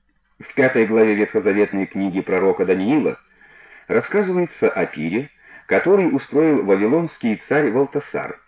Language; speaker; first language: Russian; native; Russian